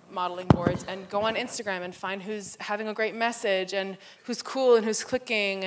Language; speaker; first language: English; native; English